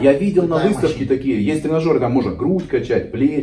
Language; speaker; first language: Russian; native; Russian